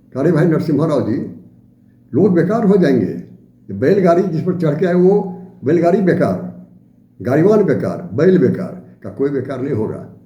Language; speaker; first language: Hindi; native; Hindi